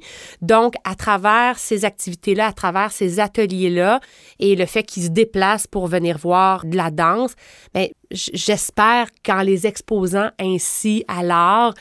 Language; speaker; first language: French; native; French